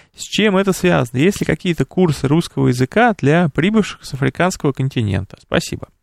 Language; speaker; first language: Russian; native; Russian